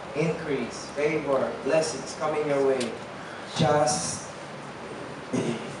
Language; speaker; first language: English; non-native, local second language; Filipino